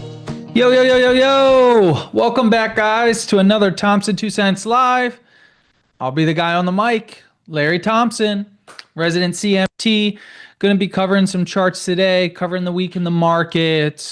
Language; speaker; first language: English; native; English